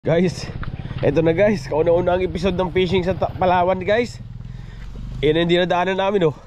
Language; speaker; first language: Filipino; non-native, local second language; Iloko